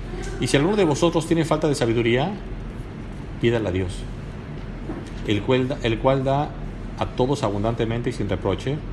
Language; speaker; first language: Spanish; native; Spanish